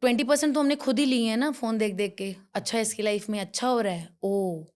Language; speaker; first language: Hindi; non-native, local second language; Punjabi